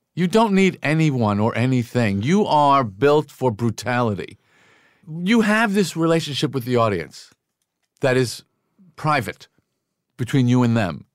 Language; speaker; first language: English; native; English